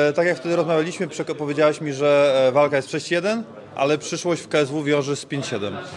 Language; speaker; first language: Polish; native; Polish